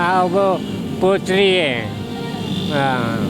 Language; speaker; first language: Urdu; non-native, local second language; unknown